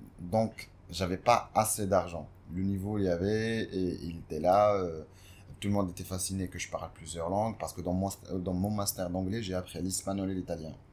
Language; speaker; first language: French; non-native, local second language; Arabic